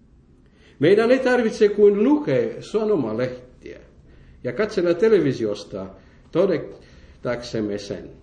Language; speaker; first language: Finnish; non-native, fluent; French